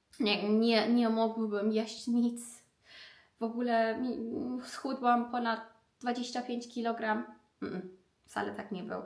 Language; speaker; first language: Polish; non-native, learner; Persian